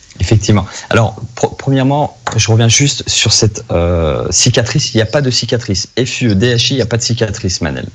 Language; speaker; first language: French; native; French